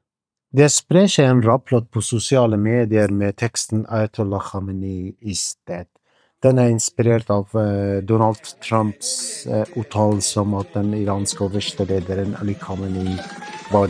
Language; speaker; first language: Norwegian; non-native, fluent; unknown